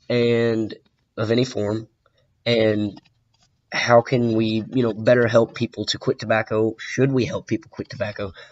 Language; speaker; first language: English; native; English